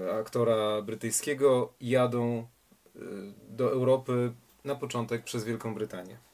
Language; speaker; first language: Polish; native; Polish